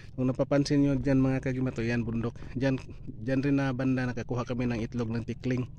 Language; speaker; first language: Filipino; non-native, local second language; Cebuano